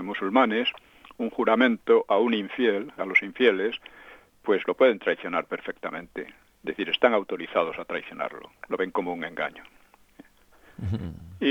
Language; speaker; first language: Spanish; non-native, local second language; Galician